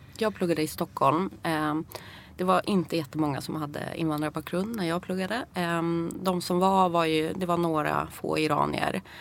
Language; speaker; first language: Swedish; early bilingual, other home language; Persian